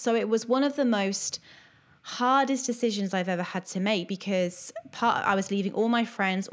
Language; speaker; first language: English; native; English